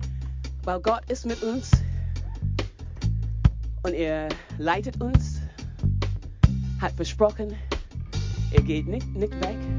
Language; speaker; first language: German; non-native, fluent; English